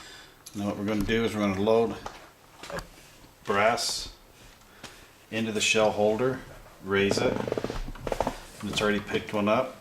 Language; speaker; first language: English; native; English